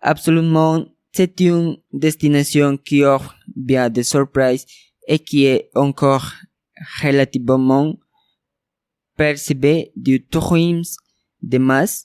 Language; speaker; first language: French; non-native, learner; Spanish